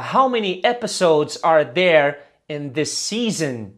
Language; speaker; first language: English; non-native, fluent; Portuguese